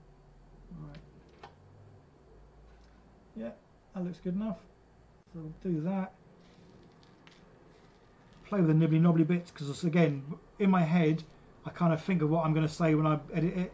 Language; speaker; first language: English; native; English